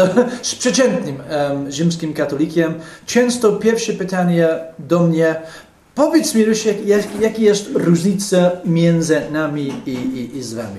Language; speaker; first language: Polish; non-native, fluent; English